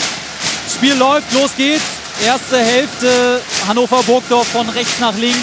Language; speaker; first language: German; native; German